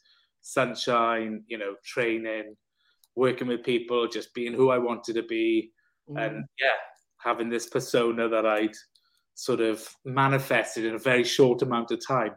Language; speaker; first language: English; native; English